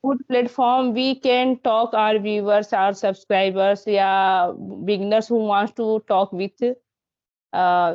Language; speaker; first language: English; non-native, learner; Hindi